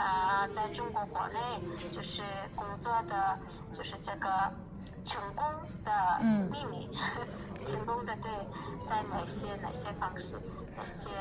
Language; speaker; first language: Chinese; non-native, fluent; Mongolian